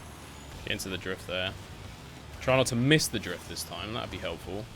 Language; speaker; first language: English; native; English